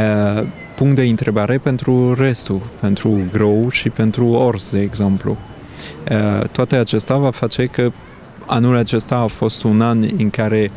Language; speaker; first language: Romanian; non-native, fluent; French